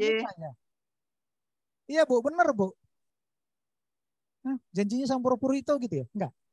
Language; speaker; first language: Indonesian; native; Indonesian